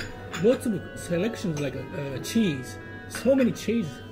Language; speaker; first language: English; non-native, learner; Japanese